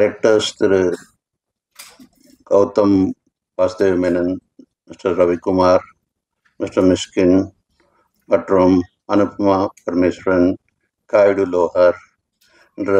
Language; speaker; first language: Tamil; native; Tamil